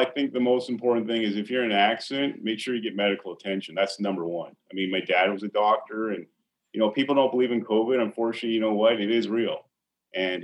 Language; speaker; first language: English; native; English